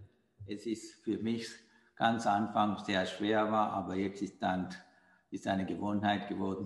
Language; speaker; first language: German; non-native, fluent; Sinhala